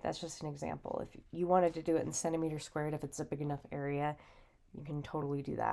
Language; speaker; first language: English; native; English